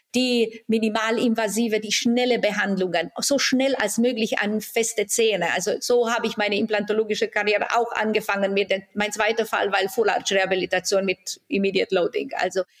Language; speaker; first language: German; non-native, fluent; Romanian